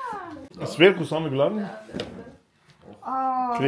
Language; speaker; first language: Russian; non-native, fluent; Armenian